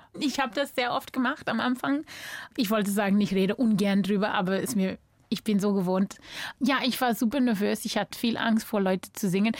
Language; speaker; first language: German; non-native, fluent; English